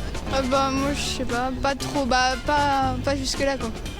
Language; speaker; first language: French; native; French